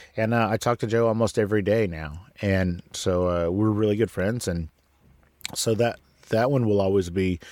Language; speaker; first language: English; native; English